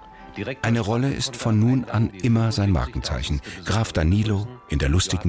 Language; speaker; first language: German; native; German